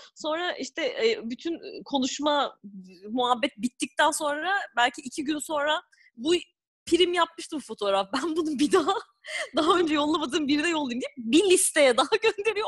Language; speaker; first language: Turkish; native; Turkish